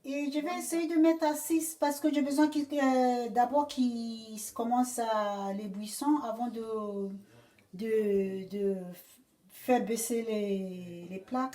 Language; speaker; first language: French; non-native, learner; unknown